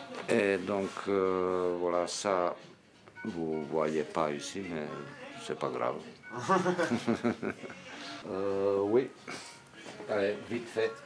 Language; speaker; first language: French; non-native, fluent; Serbian